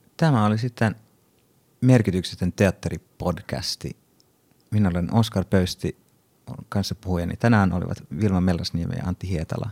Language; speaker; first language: Finnish; non-native, local second language; Swedish